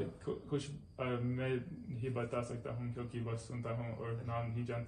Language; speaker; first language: Hindi; non-native, learner; English